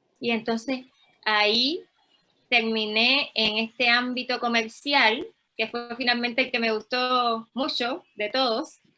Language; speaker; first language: Spanish; native; Spanish